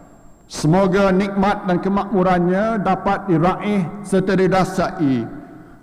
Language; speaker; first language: Malay; native; Malay